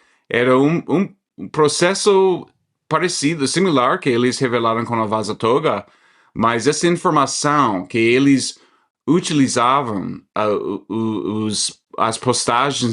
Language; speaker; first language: Portuguese; non-native, fluent; English